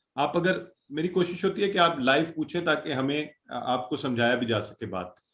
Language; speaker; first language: Urdu; native; Urdu